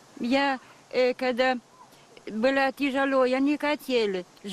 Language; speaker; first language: Russian; non-native, learner; French